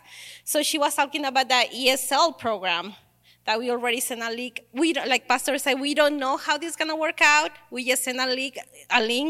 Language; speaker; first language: English; non-native, learner; Spanish